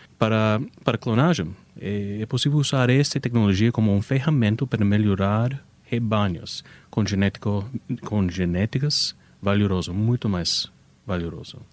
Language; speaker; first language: Portuguese; non-native, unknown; English